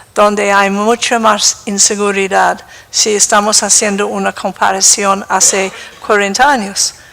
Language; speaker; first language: Spanish; non-native, fluent; English